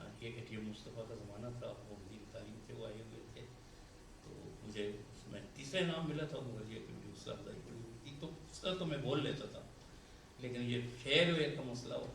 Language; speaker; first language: Urdu; non-native, local second language; Pashto